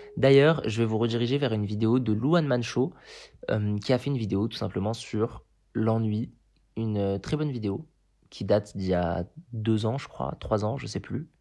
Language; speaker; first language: French; non-native, local second language; Arabic